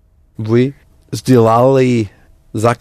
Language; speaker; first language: Russian; non-native, learner; English